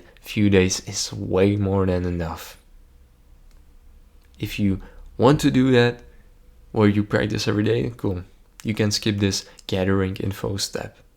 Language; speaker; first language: English; non-native, fluent; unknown